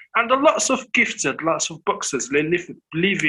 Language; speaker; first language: English; non-native, fluent; Arabic